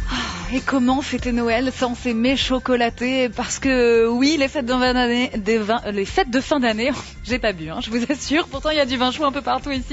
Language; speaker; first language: French; native; French